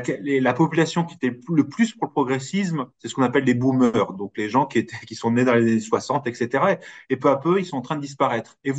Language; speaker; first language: French; native; French